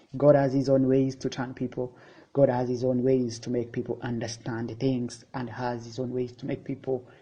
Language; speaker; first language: English; non-native, local second language; Swahili